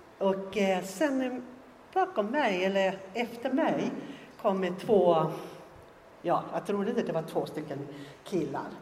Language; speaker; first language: Swedish; non-native, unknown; Finnish